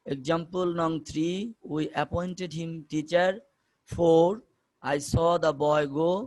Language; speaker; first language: English; non-native, local second language; Bangla